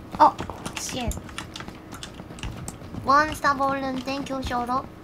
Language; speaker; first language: English; non-native, learner; Korean